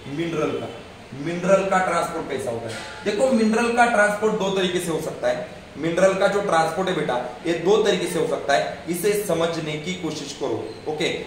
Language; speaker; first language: Hindi; non-native, local second language; Marathi